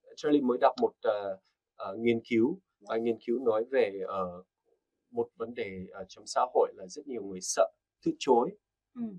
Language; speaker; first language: Vietnamese; non-native, fluent; English